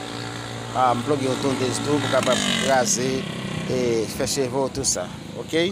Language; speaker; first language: French; non-native, learner; Haitian Creole